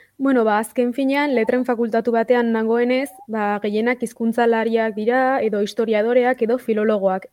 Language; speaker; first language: Basque; native; Basque